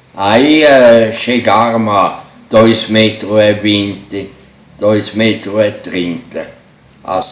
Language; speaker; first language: Portuguese; non-native, fluent; German